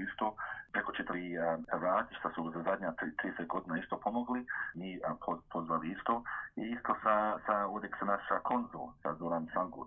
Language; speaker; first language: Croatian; early bilingual, heritage; Croatian